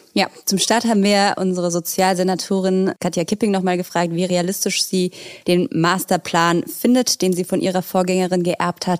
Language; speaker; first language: German; native; German